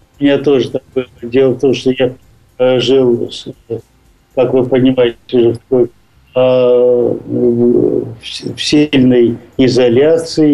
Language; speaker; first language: Russian; native; Russian